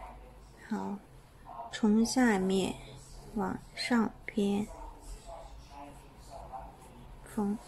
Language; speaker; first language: Chinese; native; Chinese